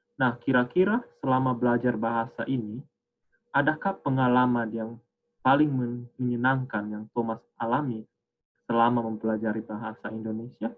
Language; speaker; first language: Indonesian; native; Indonesian